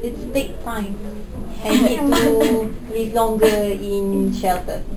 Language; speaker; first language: English; non-native, local second language; Malay